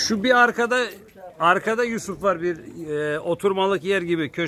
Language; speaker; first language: Turkish; native; Turkish